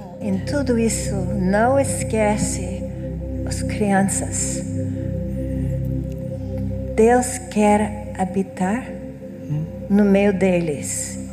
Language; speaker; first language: Portuguese; non-native, learner; English